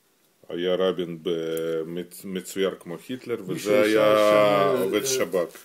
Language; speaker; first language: Hebrew; non-native, fluent; Russian